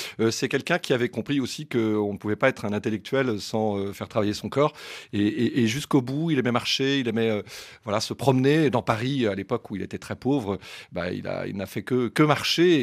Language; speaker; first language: French; native; French